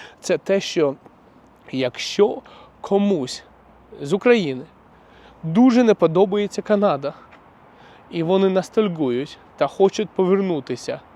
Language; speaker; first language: Ukrainian; non-native, local second language; Russian